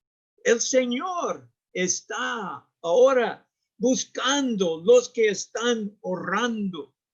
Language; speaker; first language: Spanish; non-native, learner; English